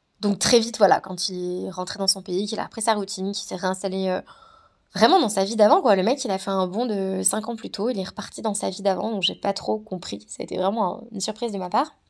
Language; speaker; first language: French; native; French